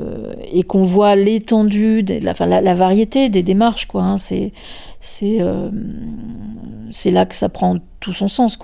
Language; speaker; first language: French; native; French